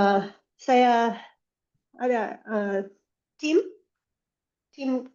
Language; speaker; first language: Indonesian; non-native, learner; English